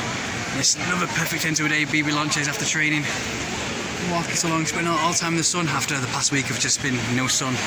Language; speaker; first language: English; native; English